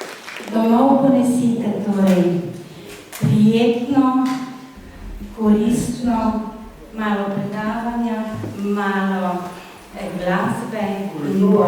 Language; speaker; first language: Slovenian; native; Slovenian